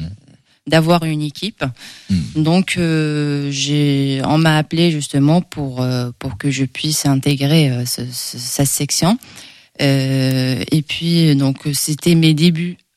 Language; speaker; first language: French; non-native, local second language; Arabic